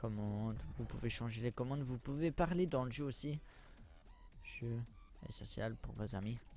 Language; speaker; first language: French; native; French